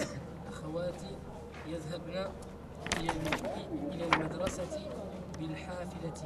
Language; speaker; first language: Arabic; non-native, learner; French